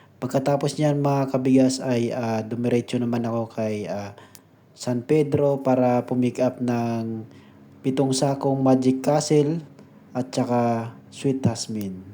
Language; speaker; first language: Filipino; non-native, local second language; Cebuano